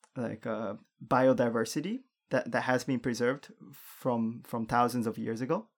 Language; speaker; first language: English; non-native, fluent; Japanese